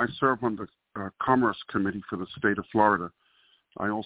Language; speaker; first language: English; native; English